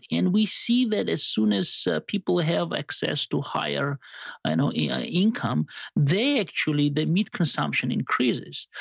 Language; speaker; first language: English; non-native, fluent; Georgian